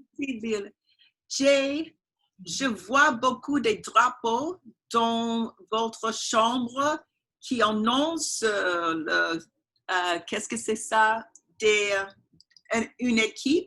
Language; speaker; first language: French; non-native, learner; English